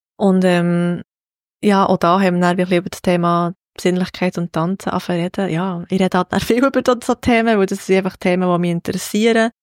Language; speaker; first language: German; native; German